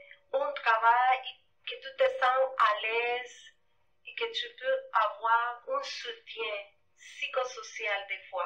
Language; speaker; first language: French; non-native, fluent; Spanish